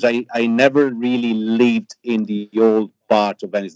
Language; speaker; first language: English; non-native, fluent; Italian